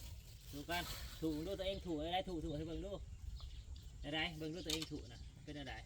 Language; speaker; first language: Thai; non-native, local second language; Northeastern Thai